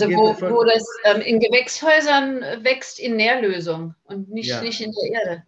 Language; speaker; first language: German; native; German